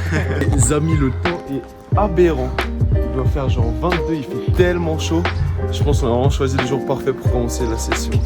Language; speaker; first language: French; native; French